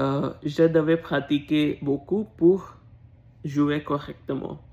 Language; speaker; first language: French; non-native, learner; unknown